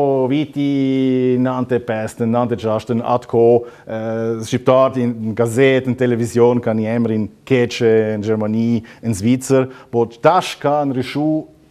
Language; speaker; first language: Albanian; non-native, learner; German